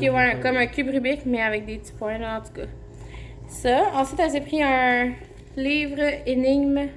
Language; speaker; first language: French; native; French